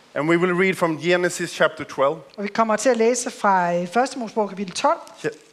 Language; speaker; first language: English; non-native, fluent; Swedish